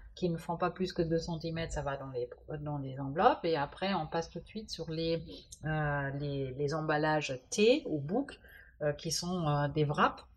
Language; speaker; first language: French; non-native, fluent; German